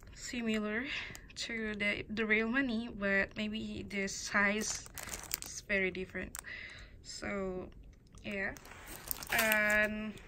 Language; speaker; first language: English; non-native, learner; Indonesian